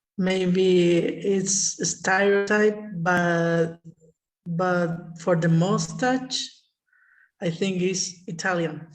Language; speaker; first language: English; non-native, learner; Spanish